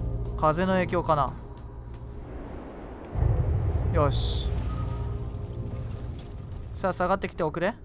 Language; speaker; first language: Japanese; native; Japanese